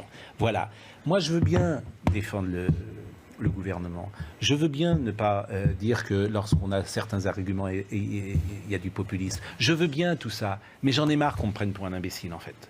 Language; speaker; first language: French; native; French